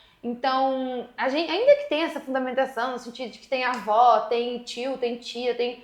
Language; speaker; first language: Portuguese; native; Portuguese